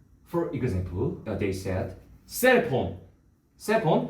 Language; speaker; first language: English; non-native, learner; Korean